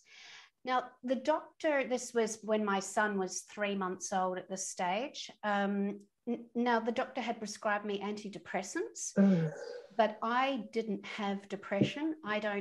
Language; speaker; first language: English; native; English